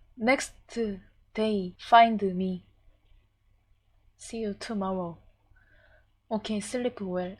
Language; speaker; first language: English; non-native, learner; Korean